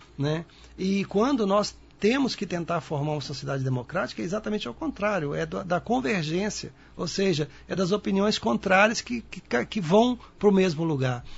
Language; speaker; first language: Portuguese; native; Portuguese